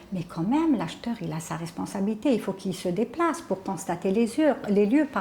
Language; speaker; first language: French; non-native, local second language; Arabic